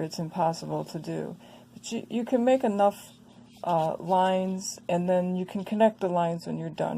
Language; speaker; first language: English; native; English